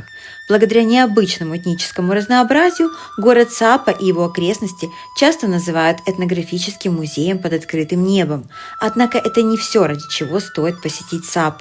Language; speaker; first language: Russian; native; Russian